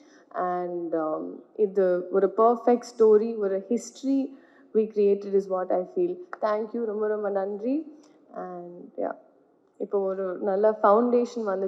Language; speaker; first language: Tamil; non-native, fluent; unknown